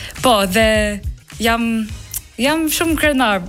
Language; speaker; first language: Albanian; non-native, fluent; English